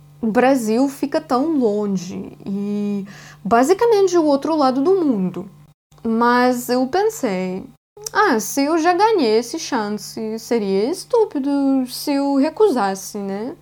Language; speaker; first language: Portuguese; non-native, fluent; Russian